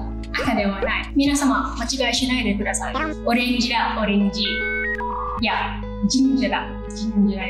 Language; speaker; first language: Japanese; non-native, learner; English